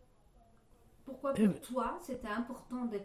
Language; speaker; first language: French; native; French